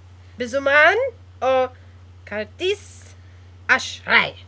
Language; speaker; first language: Hebrew; non-native, learner; English